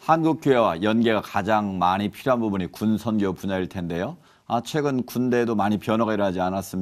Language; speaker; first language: Korean; native; Korean